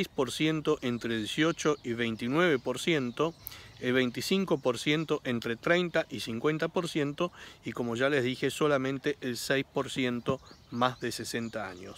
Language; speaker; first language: Spanish; native; Spanish